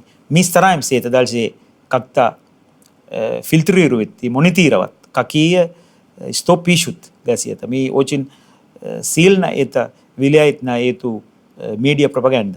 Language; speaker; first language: Russian; non-native, fluent; Sinhala